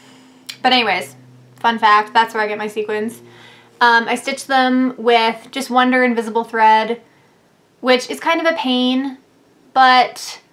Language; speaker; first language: English; native; English